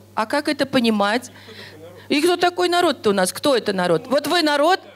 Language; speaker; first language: Russian; non-native, local second language; Tatar